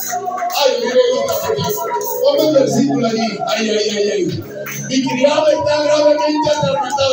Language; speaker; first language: Spanish; native; Spanish